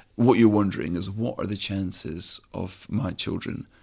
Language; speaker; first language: English; native; English